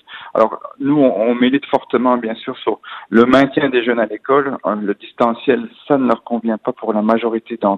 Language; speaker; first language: French; native; French